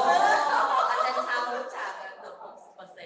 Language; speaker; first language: Thai; native; Thai